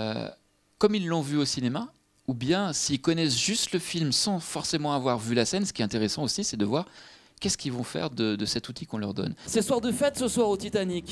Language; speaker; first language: French; native; French